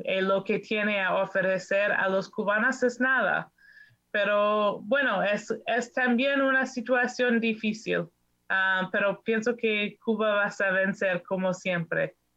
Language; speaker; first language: Spanish; non-native, fluent; English